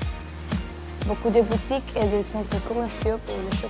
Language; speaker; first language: French; non-native, fluent; Spanish